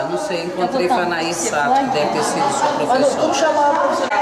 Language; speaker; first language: Portuguese; non-native, learner; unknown